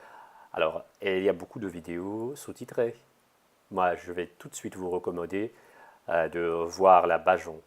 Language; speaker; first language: French; non-native, fluent; Russian